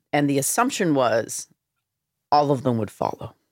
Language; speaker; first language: English; native; English